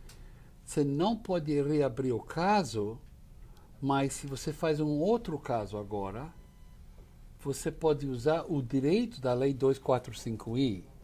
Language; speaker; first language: Portuguese; non-native, fluent; English